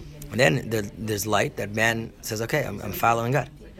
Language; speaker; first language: English; native; English